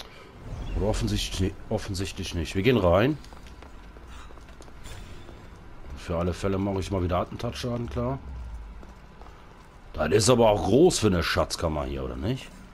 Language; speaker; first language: German; native; German